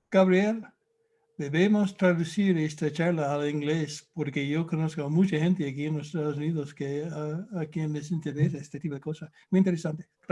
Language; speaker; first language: Spanish; non-native, fluent; English